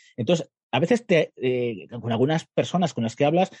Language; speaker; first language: Spanish; native; Spanish